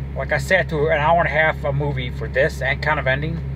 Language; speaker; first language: English; native; English